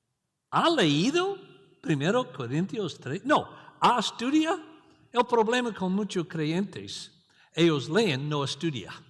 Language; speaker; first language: Spanish; non-native, learner; English